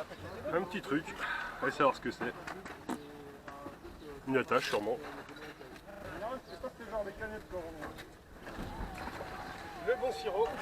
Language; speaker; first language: French; native; French